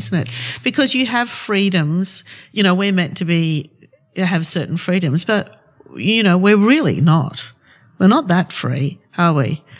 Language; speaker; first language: English; non-native, local second language; Arabic